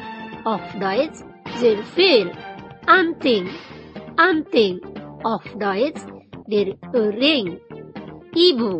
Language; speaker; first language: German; non-native, fluent; Indonesian